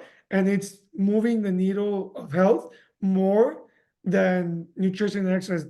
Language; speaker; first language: English; early bilingual, other home language; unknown